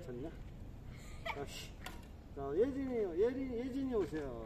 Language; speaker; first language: Korean; native; Korean